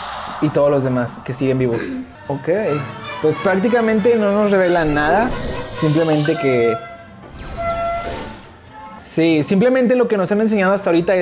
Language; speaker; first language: Spanish; native; Spanish